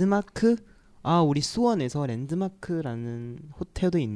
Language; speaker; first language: Korean; non-native, learner; Chinese